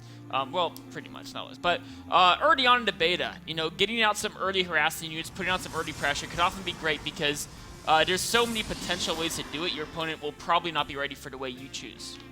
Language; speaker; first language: English; native; English